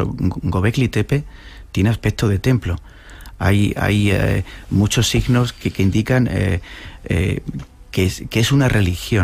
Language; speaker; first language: Spanish; native; Spanish